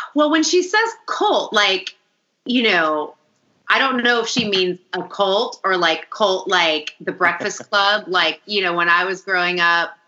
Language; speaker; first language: English; early bilingual, other home language; Italian